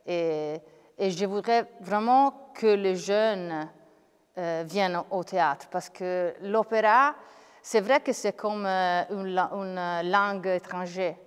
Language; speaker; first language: French; non-native, fluent; Italian